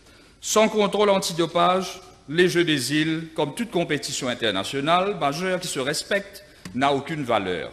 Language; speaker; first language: French; non-native, local second language; Morisyen